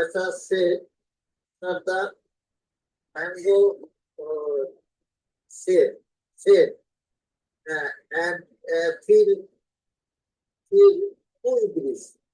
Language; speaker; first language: English; non-native, learner; Bangla